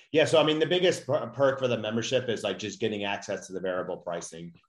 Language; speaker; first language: English; native; English